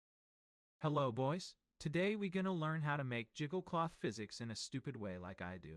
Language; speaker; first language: English; non-native, fluent; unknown